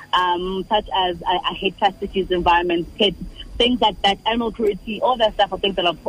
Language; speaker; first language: English; non-native, local second language; Xhosa